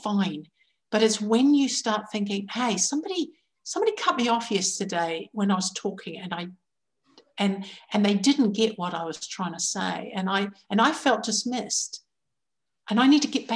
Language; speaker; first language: English; native; English